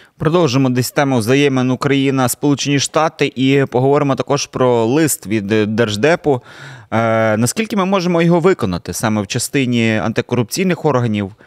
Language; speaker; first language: Ukrainian; native; Ukrainian